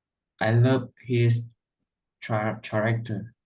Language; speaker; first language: English; non-native, learner; Vietnamese